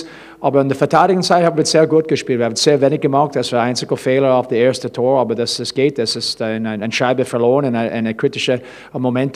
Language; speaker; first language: German; non-native, learner; English